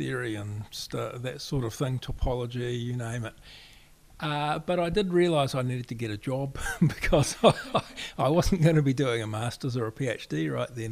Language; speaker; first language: English; native; English